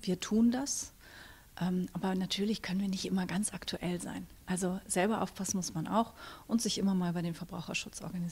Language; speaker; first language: German; native; German